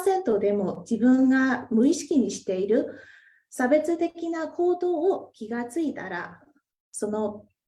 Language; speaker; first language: Japanese; non-native, fluent; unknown